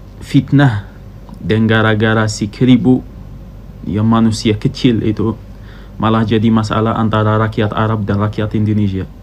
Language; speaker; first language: Indonesian; non-native, fluent; Arabic